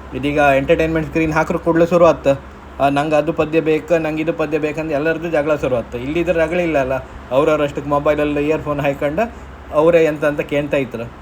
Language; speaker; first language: Kannada; non-native, local second language; Konkani